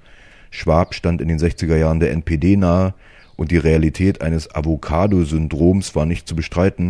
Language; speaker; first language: German; native; German